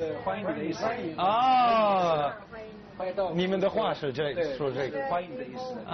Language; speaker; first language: Chinese; non-native, learner; English